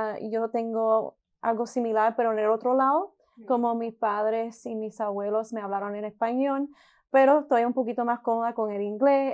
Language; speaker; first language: Spanish; early bilingual, heritage; Spanish